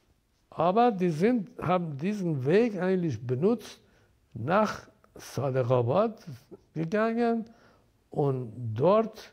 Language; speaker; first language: German; non-native, fluent; Persian